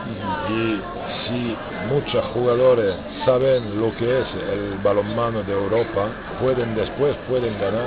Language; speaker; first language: Spanish; non-native, fluent; French